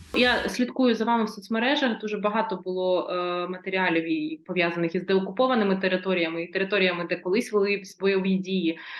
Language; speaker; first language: Ukrainian; native; Ukrainian